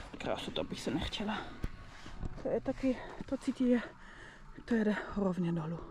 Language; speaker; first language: Czech; non-native, learner; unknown